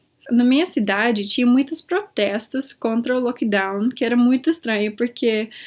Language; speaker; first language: Portuguese; early bilingual, heritage; Portuguese